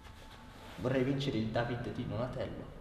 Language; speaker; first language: Italian; native; Italian